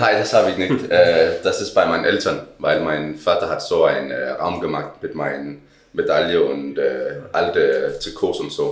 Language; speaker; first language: German; non-native, learner; Danish